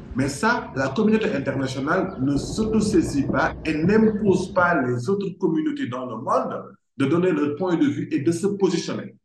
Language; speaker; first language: French; non-native, local second language; Wolof